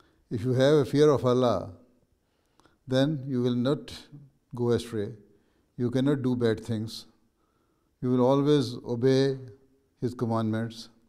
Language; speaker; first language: English; non-native, local second language; Urdu